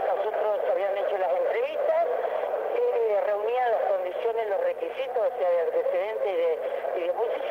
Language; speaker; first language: Spanish; native; Spanish